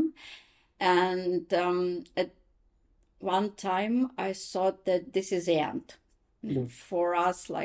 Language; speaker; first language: English; non-native, fluent; Ukrainian